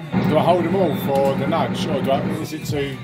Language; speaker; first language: English; native; English